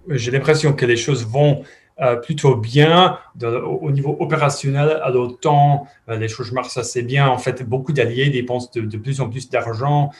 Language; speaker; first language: French; non-native, fluent; English